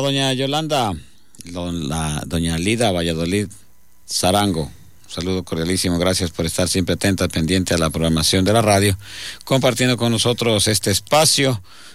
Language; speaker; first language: Spanish; native; Spanish